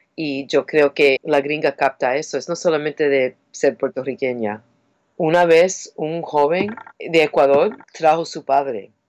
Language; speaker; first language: Spanish; non-native, fluent; English